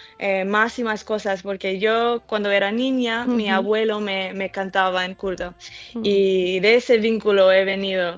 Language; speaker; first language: Spanish; early bilingual, heritage; English